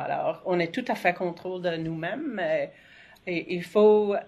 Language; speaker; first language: French; non-native, fluent; English